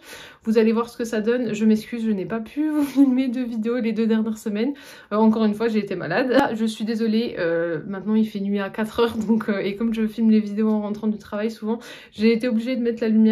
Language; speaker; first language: French; native; French